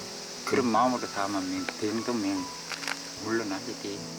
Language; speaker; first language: Korean; native; Korean